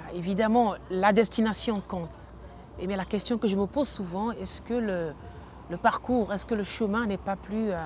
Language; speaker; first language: French; non-native, local second language; Ewe